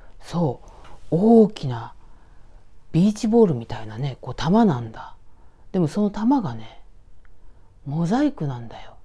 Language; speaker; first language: Japanese; native; Japanese